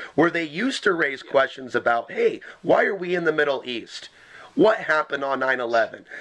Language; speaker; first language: English; native; English